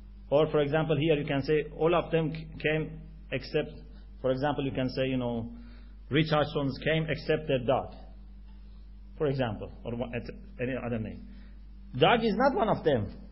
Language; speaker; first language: English; non-native, fluent; Persian